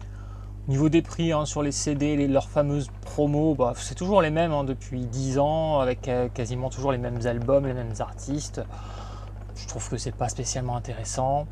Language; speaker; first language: French; native; French